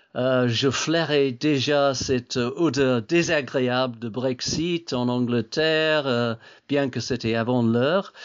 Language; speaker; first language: French; non-native, fluent; English